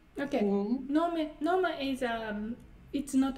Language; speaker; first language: English; non-native, fluent; Japanese